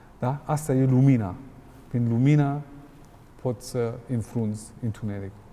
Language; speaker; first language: Romanian; non-native, fluent; German